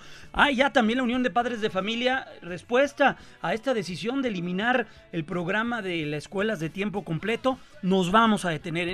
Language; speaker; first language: Spanish; native; Spanish